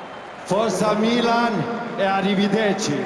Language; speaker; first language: Italian; non-native, fluent; Swedish